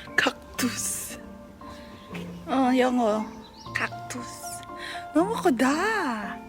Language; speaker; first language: Korean; non-native, learner; Filipino